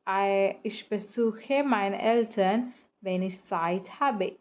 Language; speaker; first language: German; non-native, fluent; Malayalam